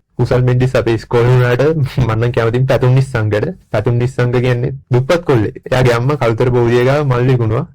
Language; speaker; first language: Sinhala; native; Sinhala